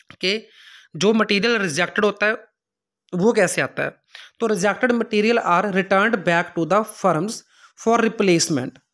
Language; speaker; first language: Hindi; non-native, local second language; Punjabi